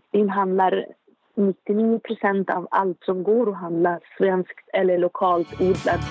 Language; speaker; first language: Swedish; non-native, fluent; Arabic